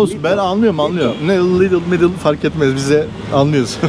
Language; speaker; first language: Turkish; native; Turkish